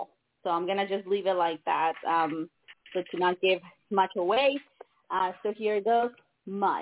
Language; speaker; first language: English; non-native, fluent; Spanish